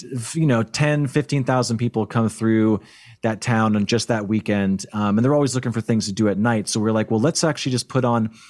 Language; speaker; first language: English; native; English